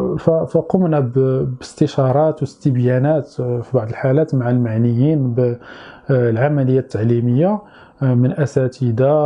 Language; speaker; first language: Arabic; native; Arabic